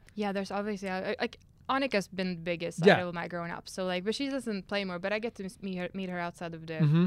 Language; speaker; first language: English; non-native, fluent; Swedish